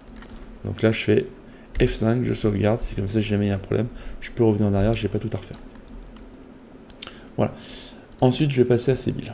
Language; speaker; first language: French; native; French